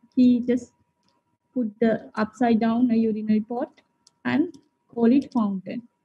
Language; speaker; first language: English; non-native, local second language; Sinhala